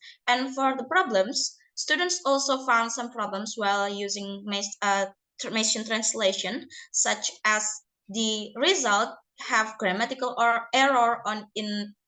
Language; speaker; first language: English; non-native, learner; Indonesian